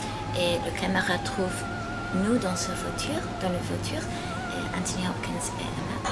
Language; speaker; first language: French; non-native, fluent; English